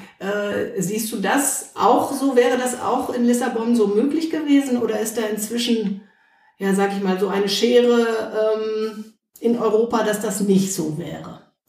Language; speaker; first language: German; native; German